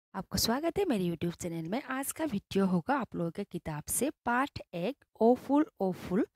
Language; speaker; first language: Hindi; non-native, local second language; Assamese